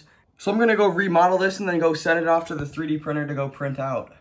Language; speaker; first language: English; native; English